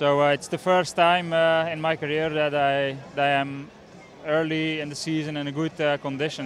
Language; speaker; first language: English; non-native, fluent; Dutch